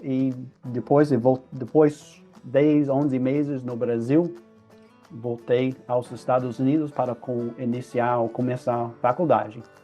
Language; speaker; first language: Portuguese; non-native, fluent; English